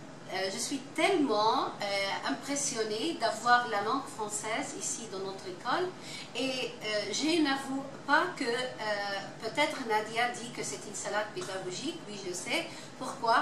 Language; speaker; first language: French; non-native, fluent; Arabic